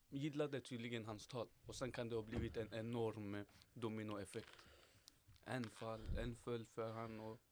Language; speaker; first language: Swedish; early bilingual, other home language; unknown